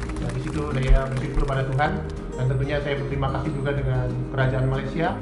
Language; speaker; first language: Indonesian; native; Indonesian